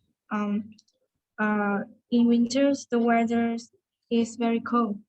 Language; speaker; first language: English; non-native, learner; Vietnamese